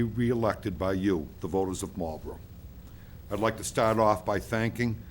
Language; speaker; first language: English; native; English